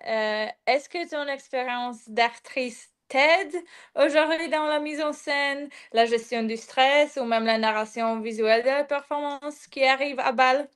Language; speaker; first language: French; non-native, fluent; Polish